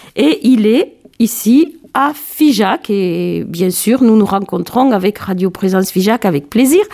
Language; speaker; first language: French; native; French